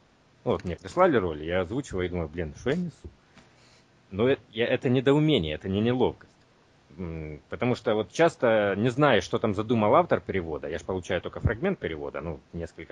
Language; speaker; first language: Russian; native; Russian